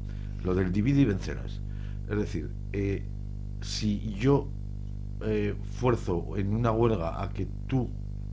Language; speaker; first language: Spanish; native; Spanish